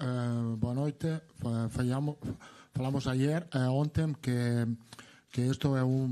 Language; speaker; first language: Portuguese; non-native, learner; Italian